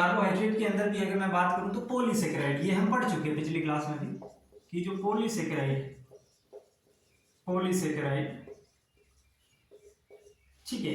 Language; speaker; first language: Hindi; native; Hindi